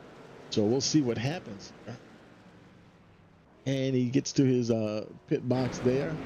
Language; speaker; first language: English; native; English